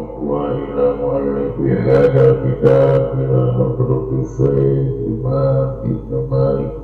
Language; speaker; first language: Arabic; non-native, fluent; Sundanese